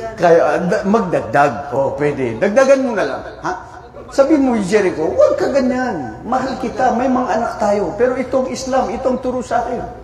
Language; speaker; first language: Filipino; non-native, local second language; Maranao